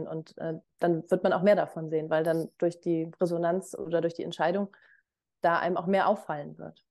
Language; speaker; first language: German; native; German